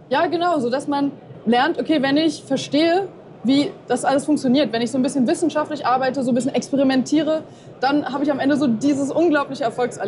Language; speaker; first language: German; native; German